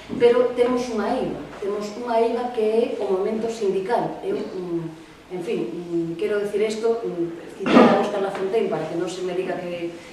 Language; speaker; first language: Galician; non-native, local second language; Spanish